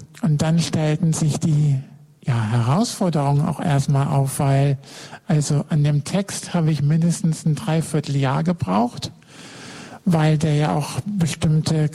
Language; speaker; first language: German; native; German